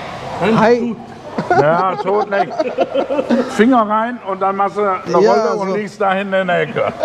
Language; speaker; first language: German; native; German